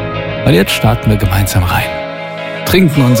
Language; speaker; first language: German; native; German